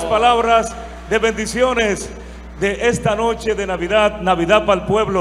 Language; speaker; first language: Spanish; native; Spanish